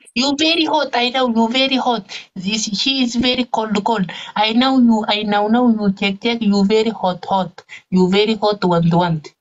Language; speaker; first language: English; non-native, learner; Arabic